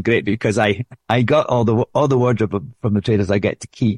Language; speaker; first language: English; native; English